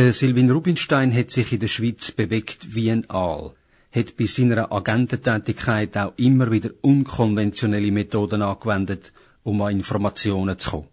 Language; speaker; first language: German; native; German